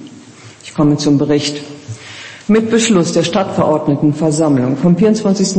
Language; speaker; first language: German; native; German